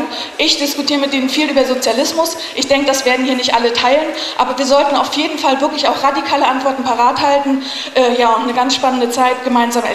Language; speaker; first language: German; native; German